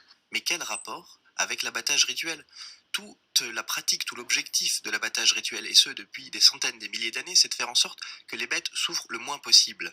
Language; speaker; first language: French; native; French